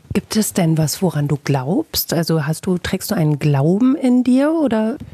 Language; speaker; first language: German; native; German